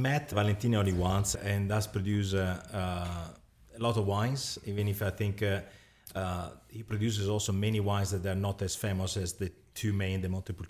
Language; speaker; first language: English; non-native, fluent; Italian